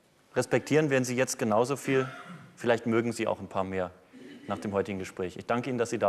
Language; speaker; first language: German; native; German